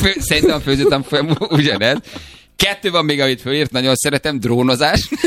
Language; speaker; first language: Hungarian; native; Hungarian